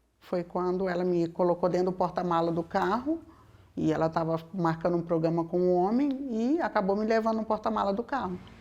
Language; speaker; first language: Portuguese; native; Portuguese